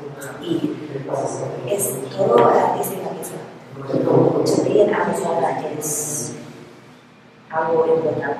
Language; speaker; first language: Spanish; non-native, learner; English